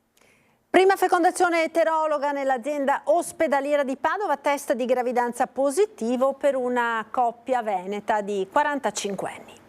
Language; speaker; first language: Italian; native; Italian